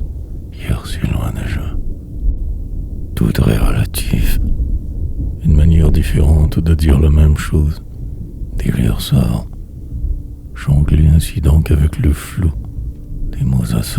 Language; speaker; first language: French; native; French